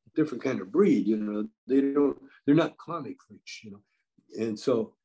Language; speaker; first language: English; native; English